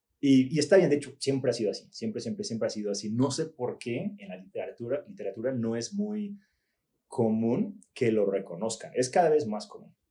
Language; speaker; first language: Spanish; early bilingual, other home language; English